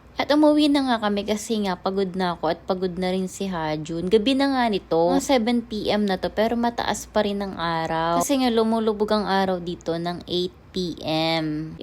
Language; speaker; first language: Filipino; native; Filipino